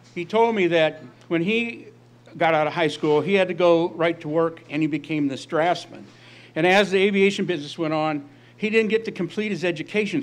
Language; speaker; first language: English; native; English